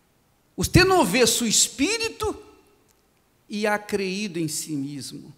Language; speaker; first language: Portuguese; non-native, fluent; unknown